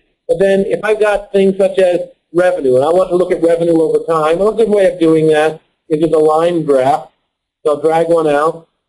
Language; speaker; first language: English; native; English